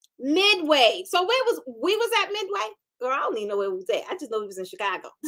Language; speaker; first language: English; native; English